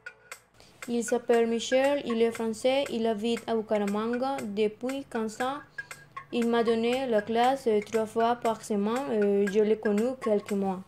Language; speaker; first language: French; non-native, learner; Spanish